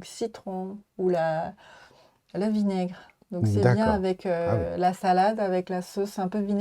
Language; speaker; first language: French; non-native, learner; Japanese